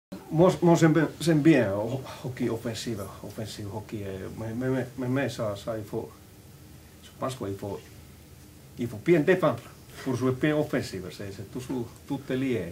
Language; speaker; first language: French; non-native, learner; Finnish